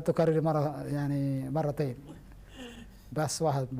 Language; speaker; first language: Arabic; non-native, fluent; Indonesian